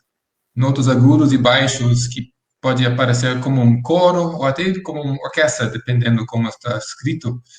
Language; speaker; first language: Portuguese; non-native, fluent; English